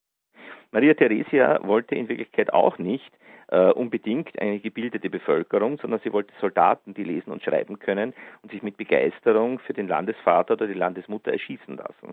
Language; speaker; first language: German; native; German